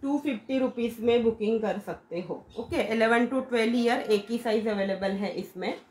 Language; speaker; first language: Hindi; non-native, local second language; Marathi